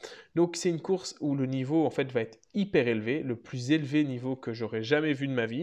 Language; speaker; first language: French; native; French